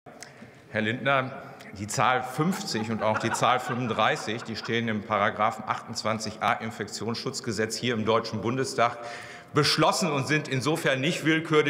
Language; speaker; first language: German; native; German